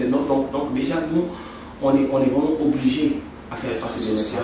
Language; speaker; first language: French; non-native, local second language; Wolof